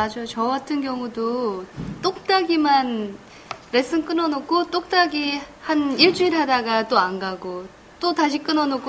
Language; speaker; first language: Korean; native; Korean